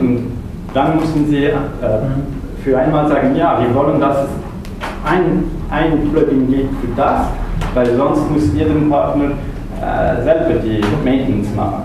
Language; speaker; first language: German; non-native, fluent; French